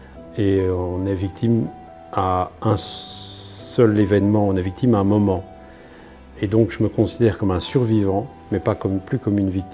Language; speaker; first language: French; native; French